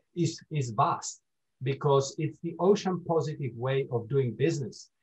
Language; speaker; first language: English; non-native, fluent; Spanish